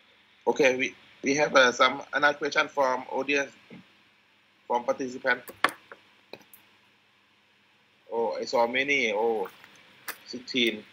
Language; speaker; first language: English; non-native, learner; Thai